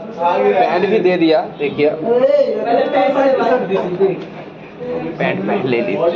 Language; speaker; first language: Hindi; non-native, local second language; Bangla